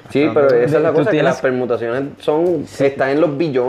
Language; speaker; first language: Spanish; native; Spanish